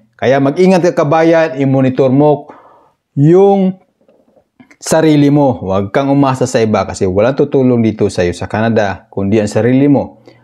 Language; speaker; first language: Filipino; native; Filipino